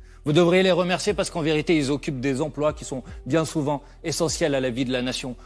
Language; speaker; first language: French; native; French